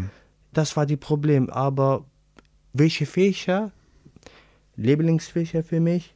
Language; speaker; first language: German; non-native, learner; Arabic